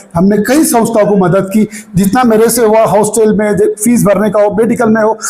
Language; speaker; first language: Hindi; non-native, local second language; Marathi